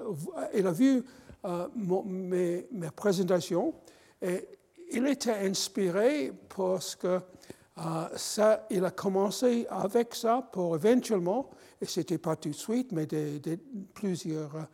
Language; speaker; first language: French; non-native, fluent; English